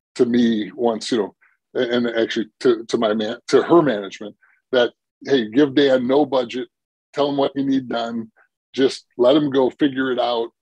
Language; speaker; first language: English; native; English